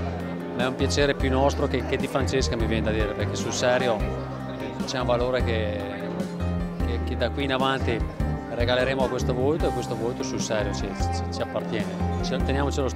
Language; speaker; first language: Italian; native; Italian